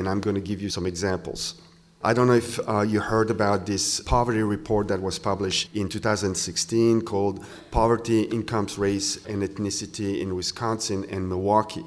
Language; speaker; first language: English; non-native, fluent; French